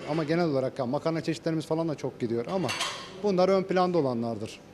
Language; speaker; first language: Turkish; native; Turkish